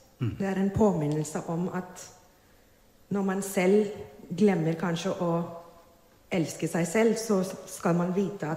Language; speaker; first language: Norwegian; non-native, fluent; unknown